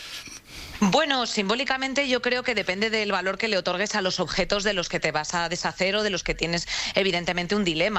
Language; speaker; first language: Spanish; native; Spanish